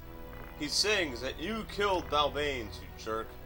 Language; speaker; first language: English; native; English